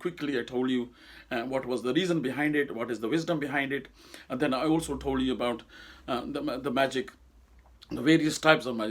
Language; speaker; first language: English; non-native, local second language; Urdu